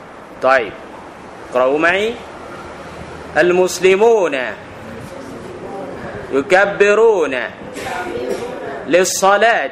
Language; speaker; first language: Arabic; non-native, fluent; Thai